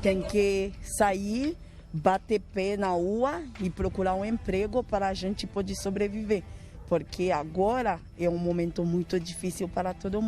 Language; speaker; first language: Portuguese; non-native, learner; Haitian Creole